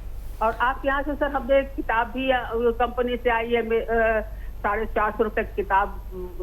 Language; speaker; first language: Hindi; native; Hindi